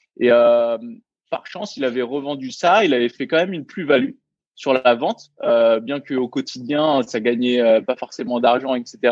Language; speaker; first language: French; early bilingual, other home language; Vietnamese